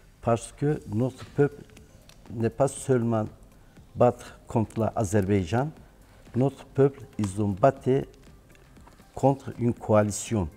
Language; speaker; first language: French; non-native, learner; Turkish